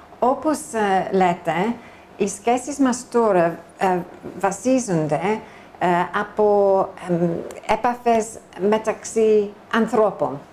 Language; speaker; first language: Greek; non-native, fluent; English